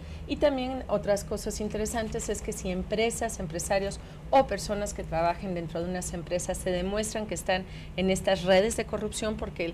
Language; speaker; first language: Spanish; native; Spanish